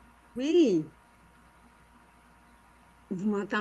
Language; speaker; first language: French; native; French